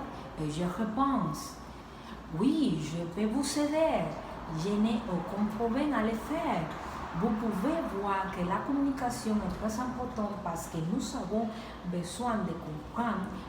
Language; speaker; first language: French; non-native, learner; Spanish